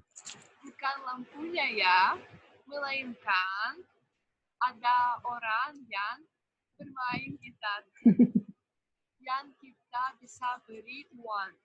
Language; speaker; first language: Indonesian; non-native, fluent; Russian